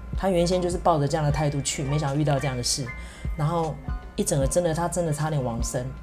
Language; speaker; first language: Chinese; native; Chinese